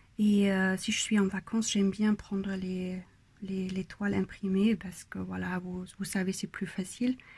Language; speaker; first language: French; non-native, fluent; German